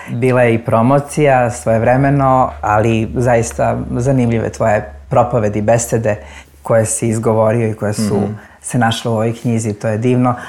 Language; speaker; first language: Serbian; native; Serbian